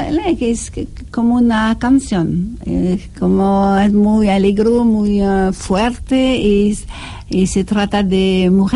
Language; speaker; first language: Spanish; non-native, learner; French